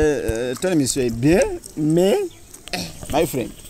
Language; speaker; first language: French; non-native, learner; Rundi